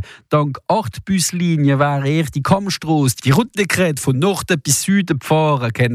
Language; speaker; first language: German; non-native, local second language; French